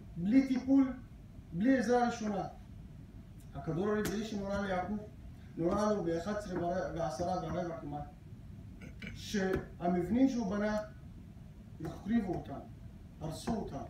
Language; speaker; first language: Hebrew; non-native, local second language; Arabic